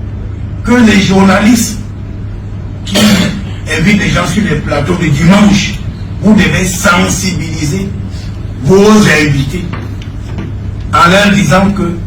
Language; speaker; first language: French; non-native, local second language; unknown